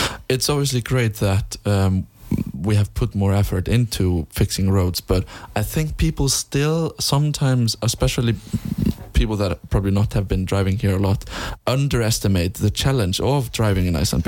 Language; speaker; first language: English; non-native, fluent; Icelandic